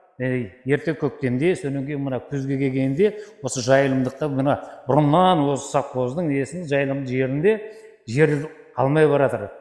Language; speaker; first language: Kazakh; native; Kazakh